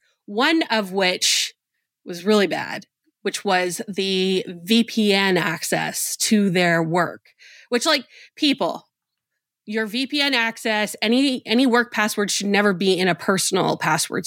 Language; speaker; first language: English; native; English